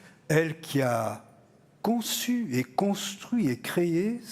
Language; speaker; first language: French; native; French